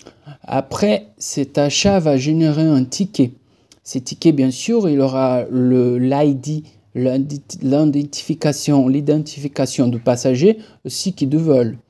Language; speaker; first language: French; non-native, fluent; Portuguese